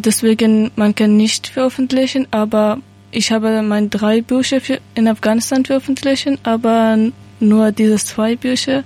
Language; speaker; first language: German; non-native, learner; Persian